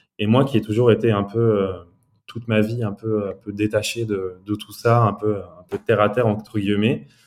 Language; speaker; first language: French; early bilingual, other home language; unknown